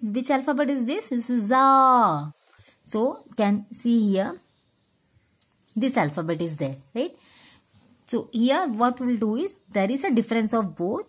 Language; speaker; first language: English; non-native, local second language; Tamil